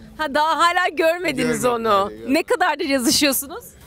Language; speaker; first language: Turkish; native; Turkish